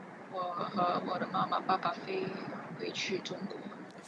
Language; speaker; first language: Chinese; non-native, learner; English